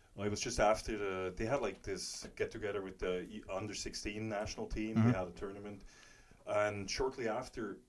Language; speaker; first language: English; non-native, fluent; German